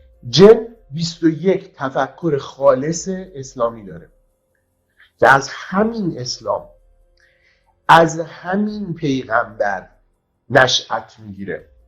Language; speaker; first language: Persian; native; Persian